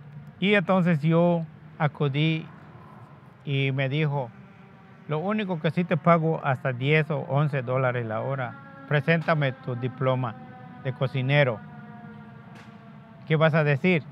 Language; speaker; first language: Spanish; non-native, local second language; Yucateco